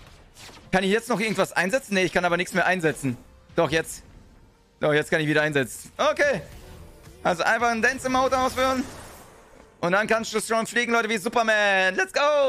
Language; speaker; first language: German; native; German